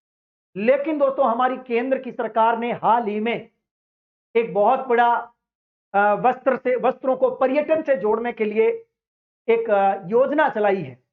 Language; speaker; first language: Hindi; native; Hindi